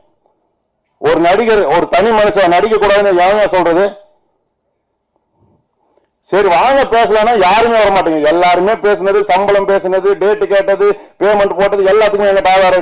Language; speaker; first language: Tamil; native; Tamil